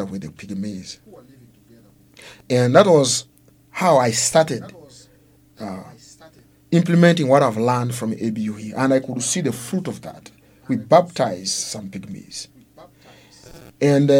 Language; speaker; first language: English; non-native, fluent; Luo (Kenya and Tanzania)